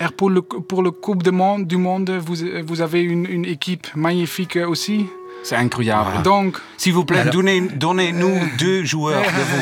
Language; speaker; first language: French; non-native, learner; Dutch